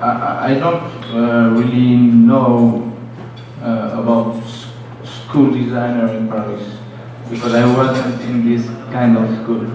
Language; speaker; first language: English; non-native, learner; French